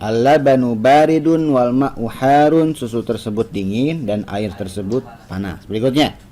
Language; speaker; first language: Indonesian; native; Indonesian